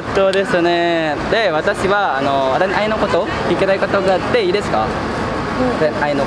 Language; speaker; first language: Japanese; non-native, learner; Indonesian